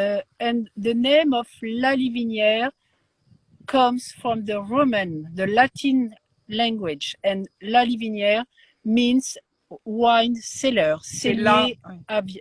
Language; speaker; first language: English; non-native, learner; French